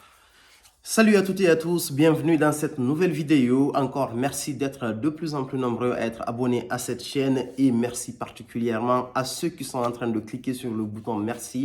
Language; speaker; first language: French; native; French